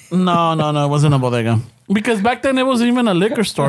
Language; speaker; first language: English; early bilingual, other home language; Spanish